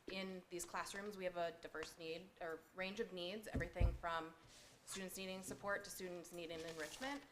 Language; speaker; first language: English; native; English